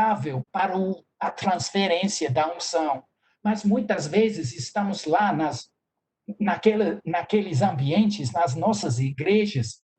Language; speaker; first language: Portuguese; non-native, fluent; English